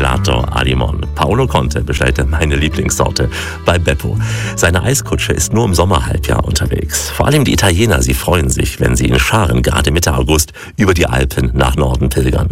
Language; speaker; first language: German; native; German